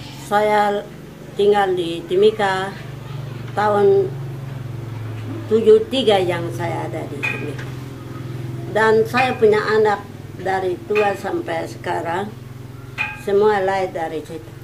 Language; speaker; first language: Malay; non-native, local second language; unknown